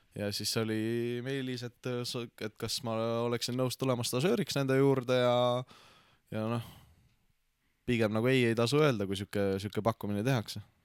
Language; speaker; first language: Estonian; native; Estonian